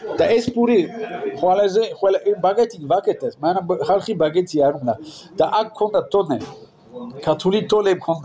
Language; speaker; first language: Georgian; non-native, learner; French